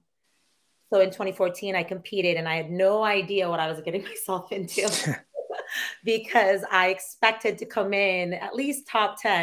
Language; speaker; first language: English; non-native, local second language; Filipino